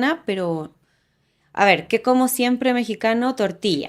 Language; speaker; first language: Spanish; native; Spanish